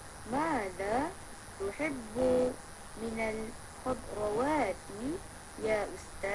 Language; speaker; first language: Arabic; non-native, learner; Malay